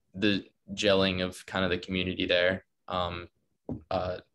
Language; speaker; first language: English; native; English